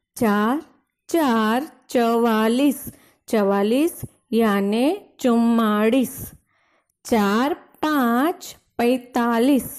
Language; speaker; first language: Hindi; non-native, local second language; Gujarati